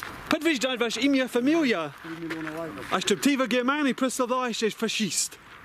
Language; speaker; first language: Russian; non-native, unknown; English